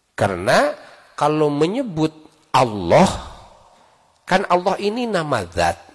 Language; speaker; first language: Indonesian; non-native, local second language; Sundanese